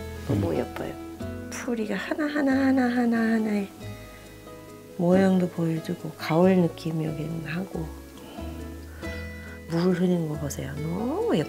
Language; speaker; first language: Korean; non-native, fluent; English